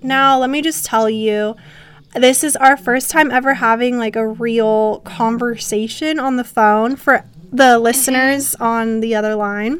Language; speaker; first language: English; native; English